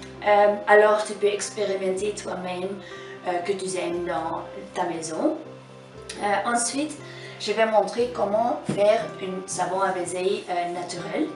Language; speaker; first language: French; non-native, fluent; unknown